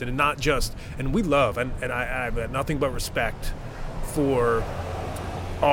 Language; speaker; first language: English; native; English